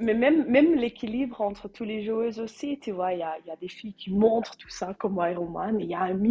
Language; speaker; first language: French; non-native, learner; Dutch